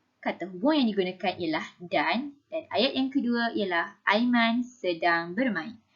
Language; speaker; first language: Malay; native; Malay